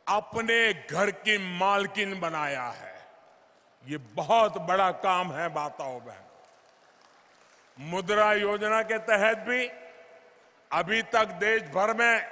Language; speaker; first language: Hindi; non-native, local second language; Gujarati